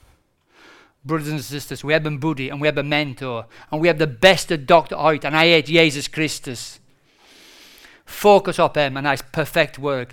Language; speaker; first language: Dutch; non-native, fluent; English